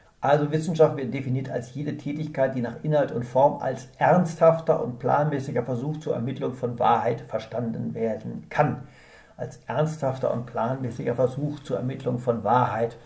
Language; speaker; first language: German; native; German